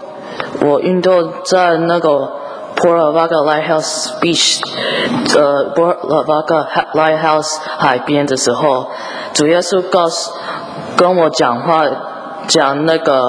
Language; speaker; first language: Chinese; early bilingual, heritage; English